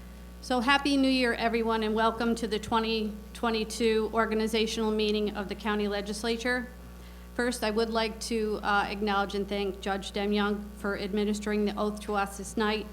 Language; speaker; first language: English; native; English